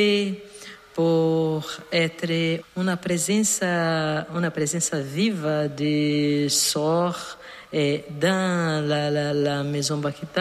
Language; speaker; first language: French; non-native, learner; Portuguese